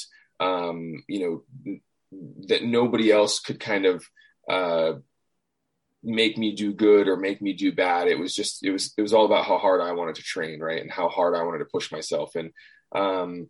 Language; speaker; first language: English; native; English